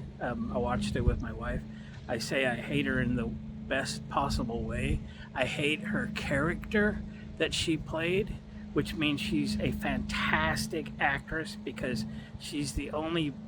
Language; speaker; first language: English; native; English